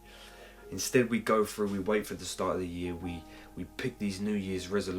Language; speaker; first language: English; native; English